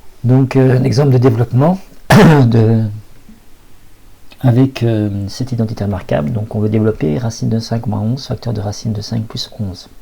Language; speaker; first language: French; native; French